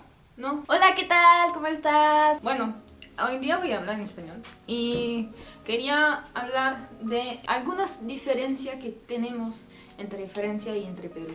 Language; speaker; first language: Spanish; non-native, learner; French